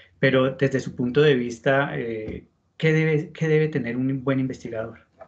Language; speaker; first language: Spanish; native; Spanish